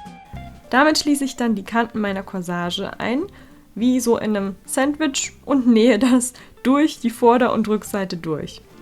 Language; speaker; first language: German; native; German